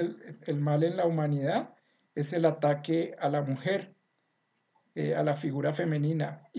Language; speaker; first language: Spanish; native; Spanish